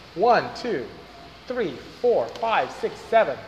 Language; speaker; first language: English; non-native, local second language; Igbo